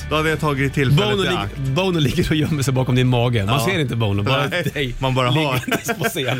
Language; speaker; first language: Swedish; native; Swedish